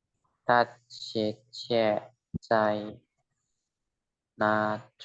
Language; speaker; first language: Chinese; non-native, learner; Indonesian